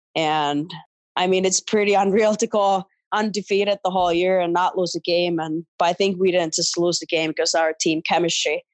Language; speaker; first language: English; non-native, fluent; Finnish